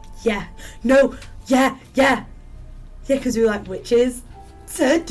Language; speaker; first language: English; native; English